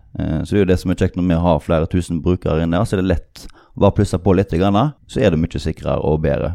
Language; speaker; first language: Norwegian; native; Norwegian